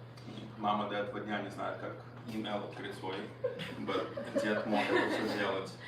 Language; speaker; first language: Russian; early bilingual, heritage; Russian